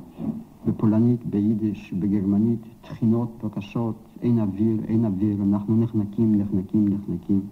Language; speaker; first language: Hebrew; non-native, fluent; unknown